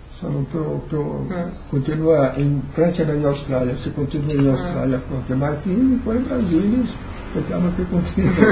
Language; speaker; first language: Italian; early bilingual, heritage; Portuguese